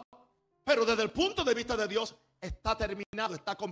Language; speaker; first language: Spanish; native; Spanish